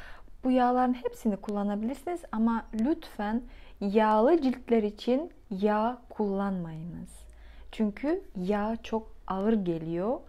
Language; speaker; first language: Turkish; non-native, fluent; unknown